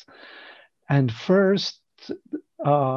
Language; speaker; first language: English; non-native, fluent; Hebrew